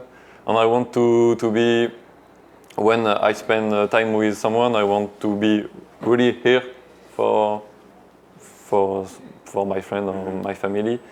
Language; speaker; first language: English; non-native, learner; French